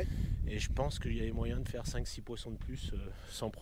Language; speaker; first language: French; native; French